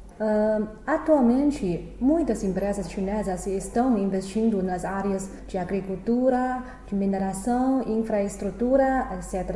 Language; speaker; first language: Portuguese; non-native, fluent; Chinese